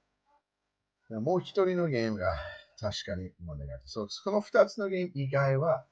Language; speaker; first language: Japanese; non-native, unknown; English